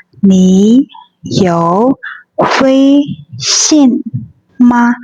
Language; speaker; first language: Chinese; non-native, fluent; Burmese